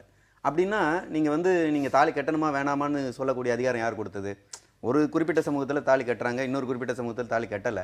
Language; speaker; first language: Tamil; native; Tamil